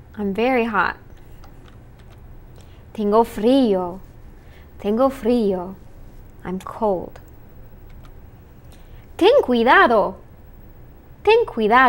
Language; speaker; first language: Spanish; non-native, fluent; English